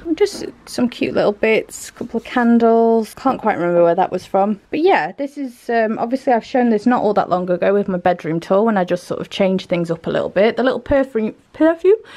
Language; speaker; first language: English; native; English